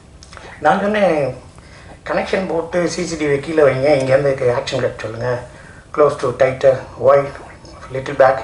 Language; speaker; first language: Tamil; native; Tamil